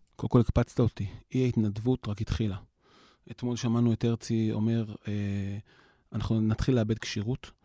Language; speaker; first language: Hebrew; native; Hebrew